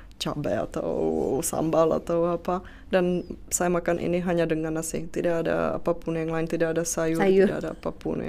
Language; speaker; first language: Indonesian; non-native, fluent; Czech